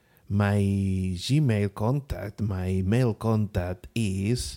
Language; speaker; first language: English; non-native, learner; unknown